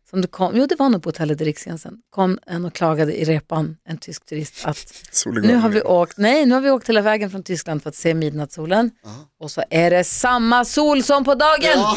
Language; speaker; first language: Swedish; native; Swedish